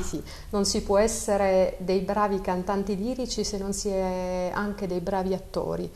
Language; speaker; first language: Italian; native; Italian